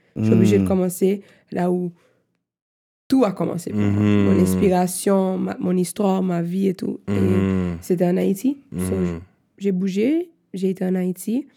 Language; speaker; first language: French; non-native, local second language; Haitian Creole